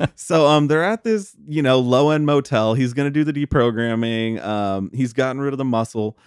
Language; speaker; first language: English; native; English